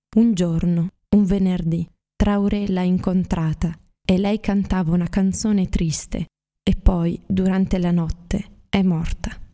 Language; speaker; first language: Italian; native; Italian